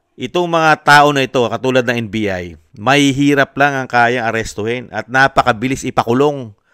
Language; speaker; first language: Filipino; native; Filipino